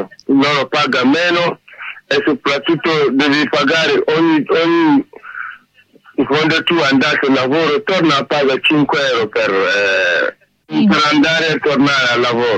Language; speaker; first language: Italian; non-native, learner; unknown